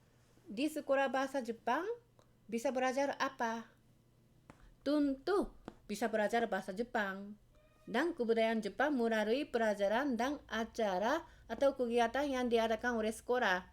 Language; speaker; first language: Indonesian; non-native, fluent; Japanese